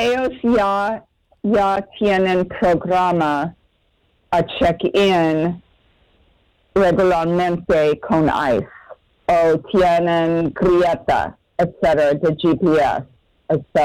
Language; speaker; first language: Spanish; non-native, fluent; English